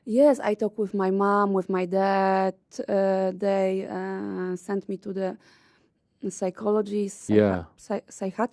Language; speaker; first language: English; non-native, learner; Polish